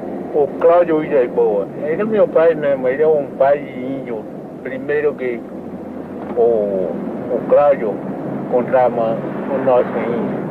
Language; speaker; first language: Portuguese; non-native, local second language; Kayapó